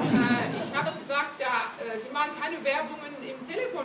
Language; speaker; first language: German; non-native, fluent; Hungarian